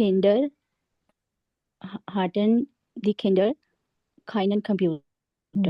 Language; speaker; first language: German; non-native, learner; Urdu